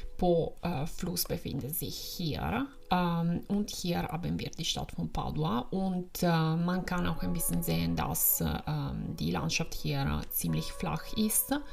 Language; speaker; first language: German; non-native, fluent; Italian